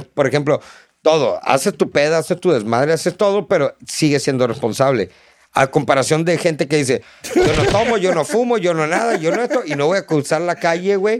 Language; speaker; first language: Spanish; early bilingual, heritage; Spanish